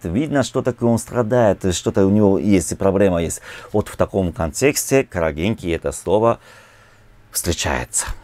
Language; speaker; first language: Russian; non-native, fluent; Japanese